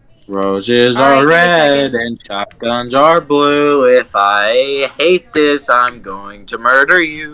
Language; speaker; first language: English; native; English